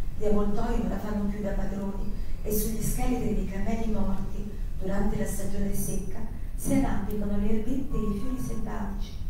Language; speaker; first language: Italian; early bilingual, heritage; Italian